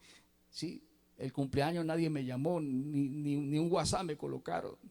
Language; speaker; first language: Spanish; native; Spanish